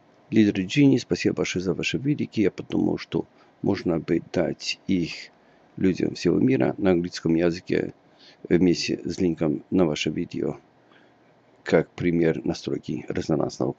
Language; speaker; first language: Russian; non-native, learner; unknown